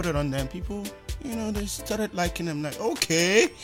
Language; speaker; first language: English; non-native, local second language; Akan